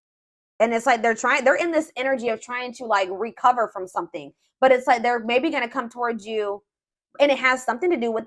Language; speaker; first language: English; native; English